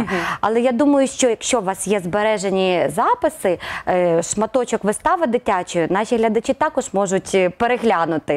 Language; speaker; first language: Ukrainian; native; Ukrainian